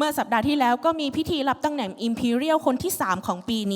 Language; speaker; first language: Thai; native; Thai